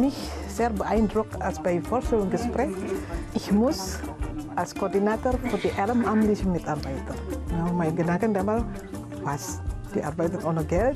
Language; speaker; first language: German; non-native, learner; Indonesian